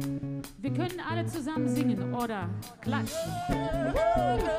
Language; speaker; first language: German; non-native, fluent; Ukrainian